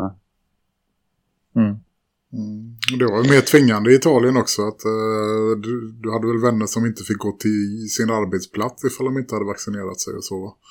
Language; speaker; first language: Swedish; native; Swedish